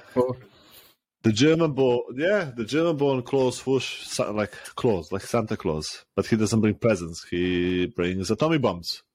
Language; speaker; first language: English; non-native, fluent; Serbian